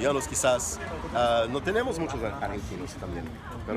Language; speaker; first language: Spanish; non-native, fluent; Portuguese